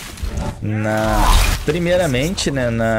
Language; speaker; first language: Portuguese; native; Portuguese